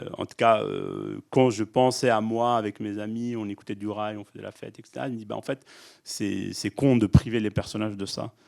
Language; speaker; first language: French; early bilingual, other home language; Arabic